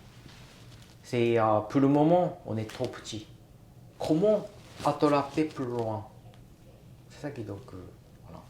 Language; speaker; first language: French; non-native, learner; Japanese